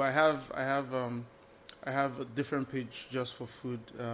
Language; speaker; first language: English; non-native, local second language; Igbo